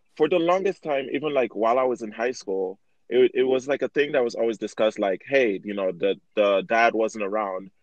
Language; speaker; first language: English; native; English